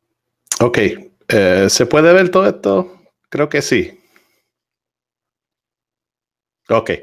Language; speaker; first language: Spanish; early bilingual, heritage; English